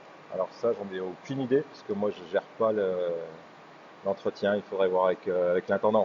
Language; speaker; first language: French; native; French